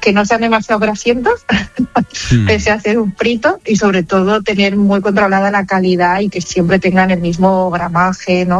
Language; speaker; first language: Spanish; native; Spanish